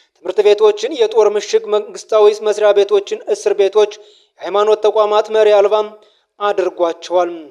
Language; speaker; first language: Amharic; native; Amharic